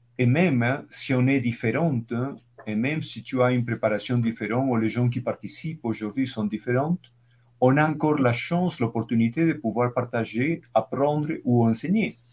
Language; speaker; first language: French; non-native, fluent; Spanish